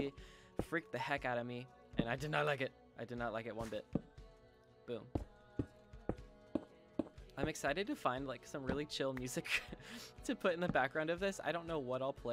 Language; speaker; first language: English; native; English